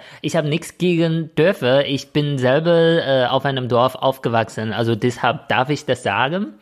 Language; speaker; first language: German; non-native, fluent; Chinese